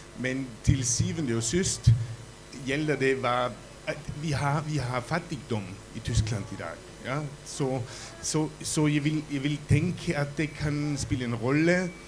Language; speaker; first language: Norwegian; non-native, fluent; German